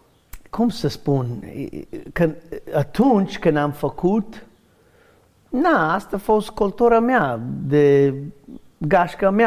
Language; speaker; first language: Romanian; non-native, learner; English